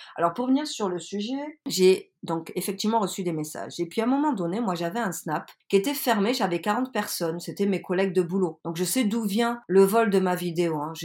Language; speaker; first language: French; native; French